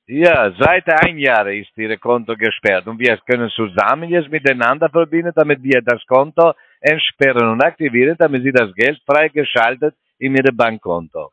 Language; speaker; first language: German; non-native, learner; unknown